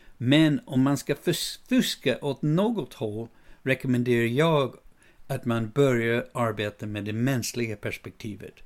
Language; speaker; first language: Swedish; non-native, fluent; English